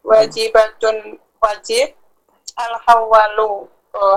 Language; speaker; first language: Arabic; non-native, learner; Indonesian